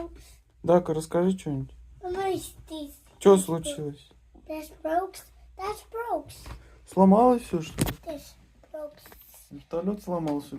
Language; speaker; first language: Russian; native; Russian